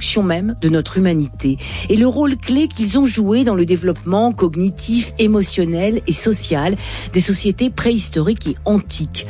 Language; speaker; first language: French; native; French